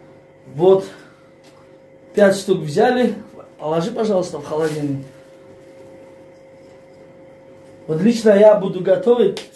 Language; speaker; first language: Russian; non-native, fluent; Tajik